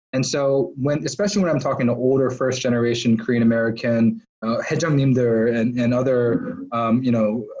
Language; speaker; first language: English; native; English